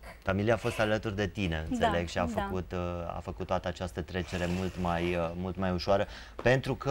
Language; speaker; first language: Romanian; native; Romanian